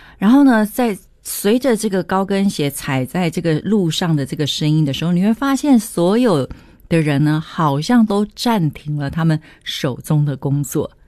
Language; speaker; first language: Chinese; native; Chinese